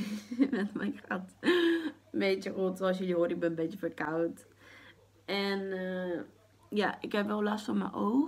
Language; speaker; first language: Dutch; early bilingual, other home language; Portuguese